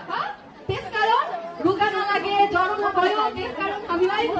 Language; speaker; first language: Nepali; non-native, learner; Bangla